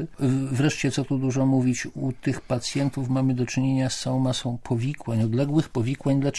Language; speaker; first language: Polish; native; Polish